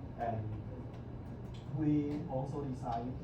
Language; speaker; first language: English; non-native, learner; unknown